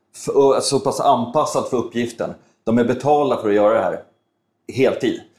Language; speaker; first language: Swedish; native; Swedish